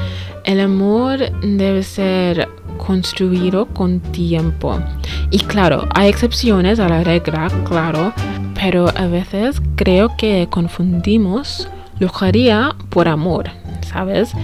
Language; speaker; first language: Spanish; non-native, fluent; English